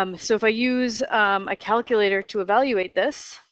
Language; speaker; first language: English; native; English